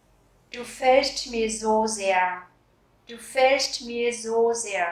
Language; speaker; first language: German; non-native, fluent; Vietnamese